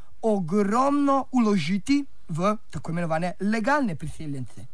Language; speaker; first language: Slovenian; native; Slovenian